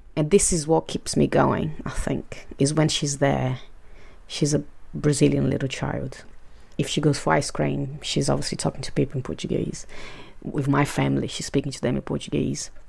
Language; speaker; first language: English; non-native, fluent; Portuguese